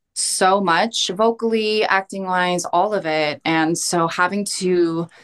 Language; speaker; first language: English; early bilingual, other home language; Korean